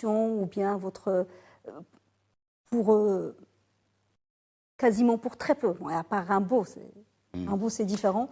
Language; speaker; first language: French; non-native, local second language; Arabic